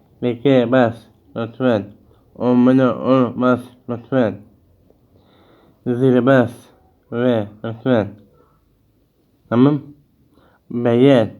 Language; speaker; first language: Turkish; early bilingual, heritage; Turkish